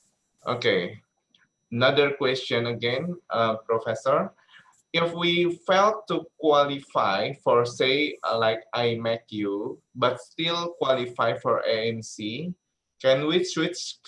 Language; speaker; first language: English; non-native, learner; Indonesian